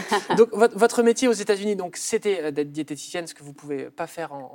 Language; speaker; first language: French; native; French